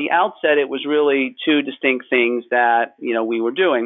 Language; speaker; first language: English; native; English